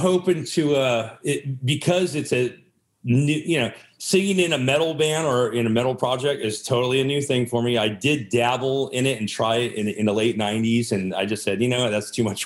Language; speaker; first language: English; native; English